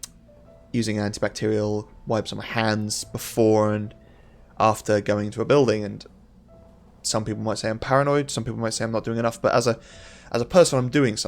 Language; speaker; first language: English; native; English